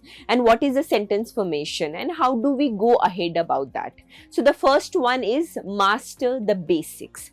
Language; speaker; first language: English; non-native, local second language; Hindi